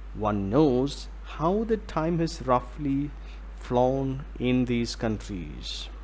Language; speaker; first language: English; non-native, local second language; Malayalam